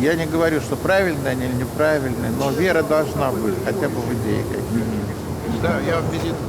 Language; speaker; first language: Russian; native; Russian